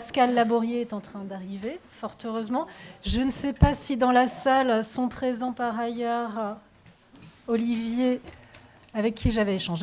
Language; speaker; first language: French; native; French